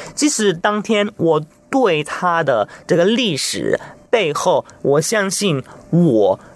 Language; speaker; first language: Chinese; non-native, fluent; Italian